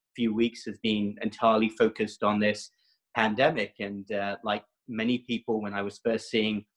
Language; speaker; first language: English; native; English